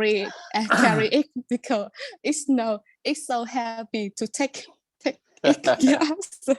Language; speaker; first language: English; non-native, learner; Vietnamese